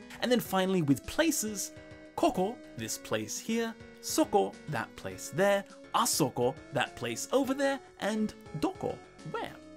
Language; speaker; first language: English; native; English